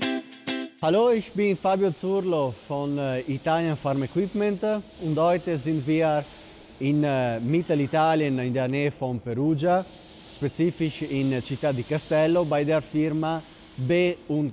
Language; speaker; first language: German; non-native, fluent; Italian